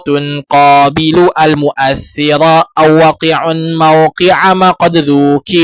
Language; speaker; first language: Arabic; non-native, fluent; Indonesian